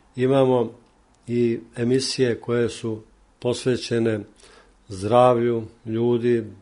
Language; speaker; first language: Serbian; native; Serbian